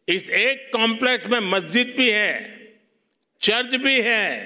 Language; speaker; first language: Hindi; non-native, local second language; Gujarati